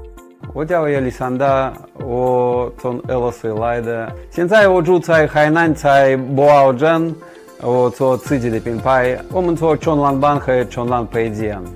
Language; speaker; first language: Chinese; non-native, learner; Russian